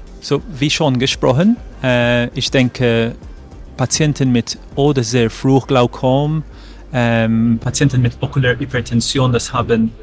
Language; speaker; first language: German; non-native, fluent; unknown